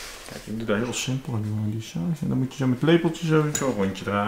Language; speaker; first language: Dutch; native; Dutch